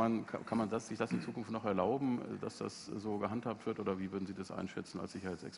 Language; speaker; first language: German; native; German